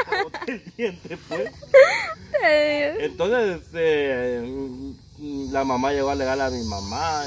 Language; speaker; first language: Spanish; native; Spanish